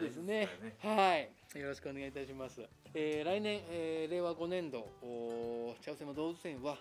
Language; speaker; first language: Japanese; native; Japanese